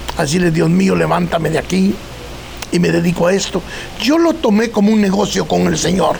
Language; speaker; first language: Spanish; native; Spanish